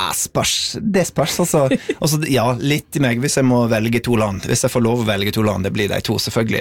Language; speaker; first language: Norwegian; non-native, fluent; English